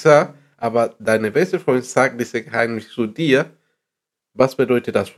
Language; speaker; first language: German; non-native, learner; Spanish